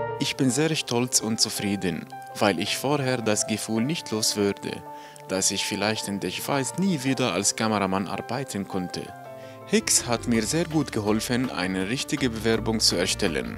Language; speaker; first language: German; non-native, fluent; Arabic